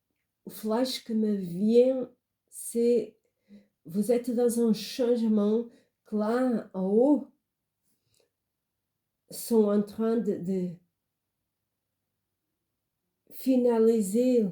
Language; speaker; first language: French; non-native, fluent; Portuguese